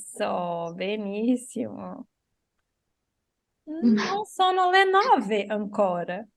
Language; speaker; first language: Italian; non-native, fluent; Portuguese